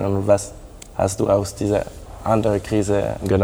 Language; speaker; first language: German; non-native, local second language; French